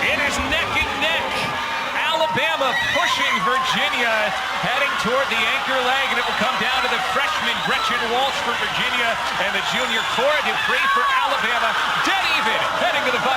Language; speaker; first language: English; native; English